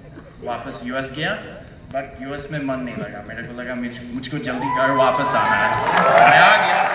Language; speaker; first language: Hindi; non-native, fluent; English